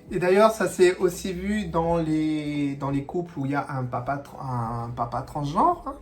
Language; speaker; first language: French; native; French